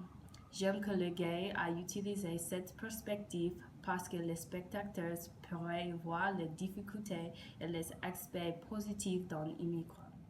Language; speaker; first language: French; non-native, learner; English